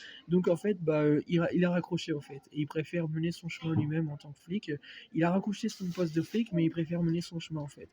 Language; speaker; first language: French; native; French